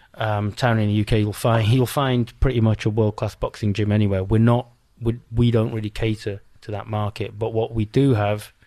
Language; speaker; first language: English; native; English